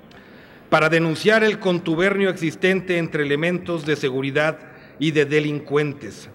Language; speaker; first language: Spanish; native; Spanish